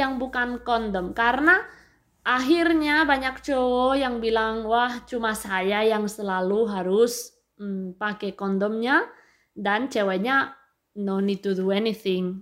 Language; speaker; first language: Indonesian; non-native, fluent; Spanish